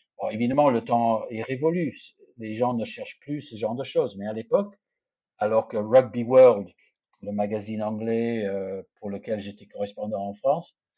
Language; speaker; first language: French; non-native, fluent; English